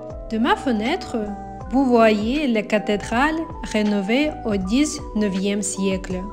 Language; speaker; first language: French; non-native, learner; Ukrainian